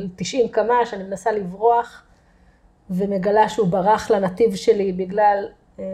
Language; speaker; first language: Hebrew; native; Hebrew